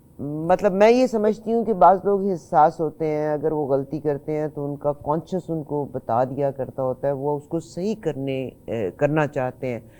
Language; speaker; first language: Urdu; native; Urdu